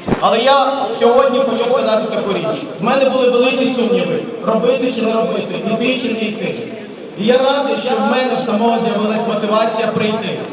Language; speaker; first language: Ukrainian; early bilingual, other home language; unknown